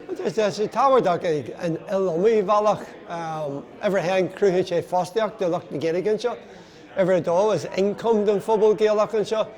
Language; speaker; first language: Irish; non-native, local second language; English